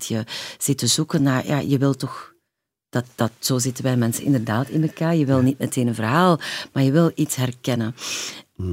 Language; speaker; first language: Dutch; native; Dutch